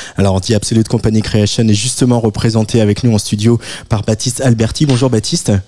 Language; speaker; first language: French; native; French